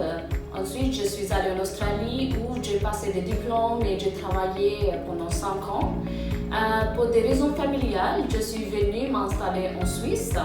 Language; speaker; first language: French; non-native, fluent; English